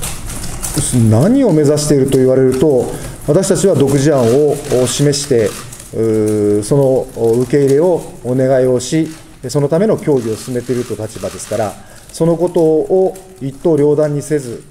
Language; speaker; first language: Japanese; native; Japanese